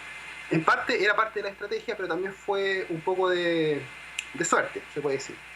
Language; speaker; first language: Spanish; native; Spanish